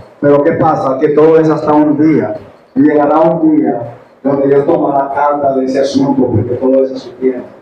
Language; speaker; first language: Spanish; native; Spanish